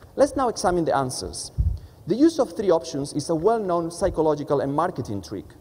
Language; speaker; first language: English; non-native, fluent; Spanish